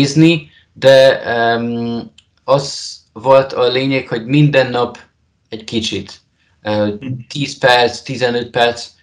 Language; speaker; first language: Hungarian; non-native, learner; Polish